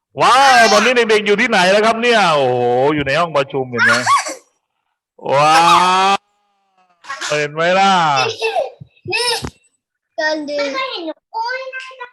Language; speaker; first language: Thai; native; Thai